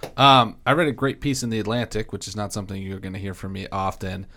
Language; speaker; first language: English; native; English